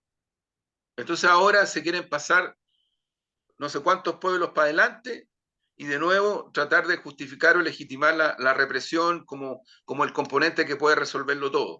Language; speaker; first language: Spanish; native; Spanish